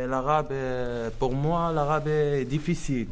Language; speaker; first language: French; non-native, learner; Arabic